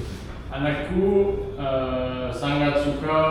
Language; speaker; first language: Indonesian; non-native, learner; English